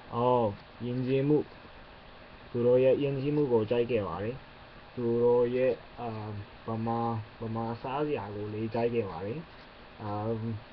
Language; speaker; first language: Burmese; non-native, learner; English